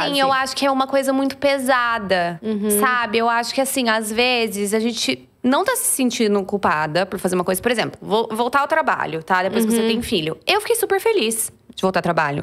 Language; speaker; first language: Portuguese; native; Portuguese